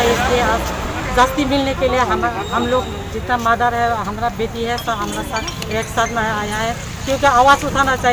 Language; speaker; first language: Hindi; non-native, local second language; Kok Borok